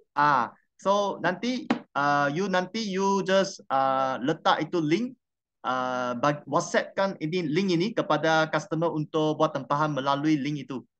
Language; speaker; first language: Malay; non-native, local second language; Chinese